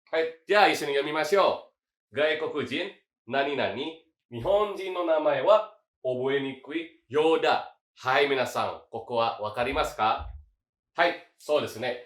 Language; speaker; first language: Japanese; non-native, fluent; Indonesian